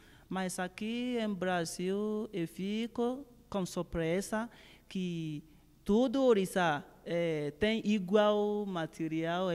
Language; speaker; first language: Portuguese; non-native, learner; Yoruba